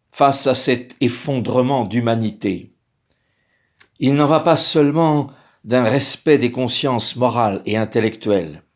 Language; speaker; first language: French; native; French